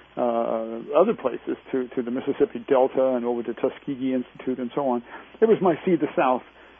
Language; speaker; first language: English; native; English